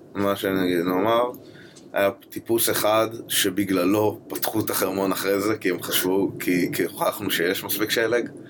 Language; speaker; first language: Hebrew; native; Hebrew